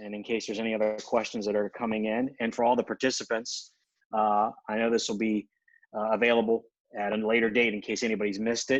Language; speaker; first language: English; native; English